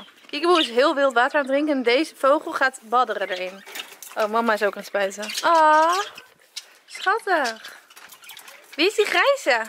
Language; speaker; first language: Dutch; native; Dutch